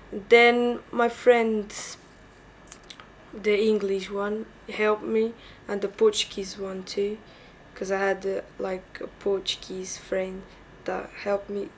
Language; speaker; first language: English; early bilingual, other home language; Portuguese